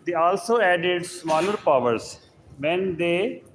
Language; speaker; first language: English; non-native, local second language; Urdu